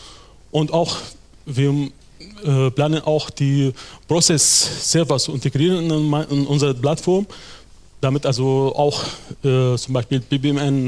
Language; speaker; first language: German; non-native, fluent; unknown